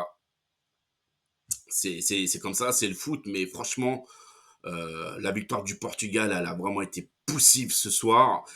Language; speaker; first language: French; native; French